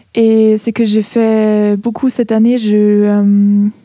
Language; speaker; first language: French; non-native, fluent; German